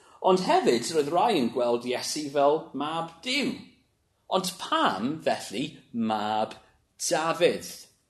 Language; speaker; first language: Welsh; non-native, local second language; English